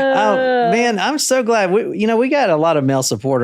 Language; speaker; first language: English; native; English